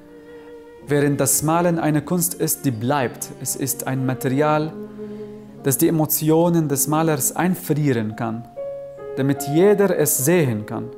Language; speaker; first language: German; non-native, fluent; Arabic